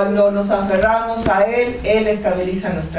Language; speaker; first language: Spanish; native; Spanish